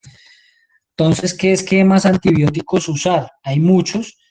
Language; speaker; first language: Spanish; native; Spanish